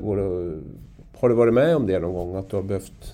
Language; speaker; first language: Swedish; native; Swedish